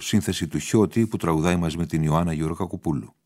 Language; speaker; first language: Greek; native; Greek